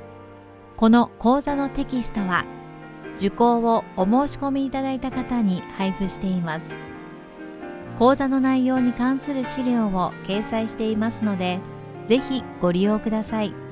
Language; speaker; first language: Japanese; native; Japanese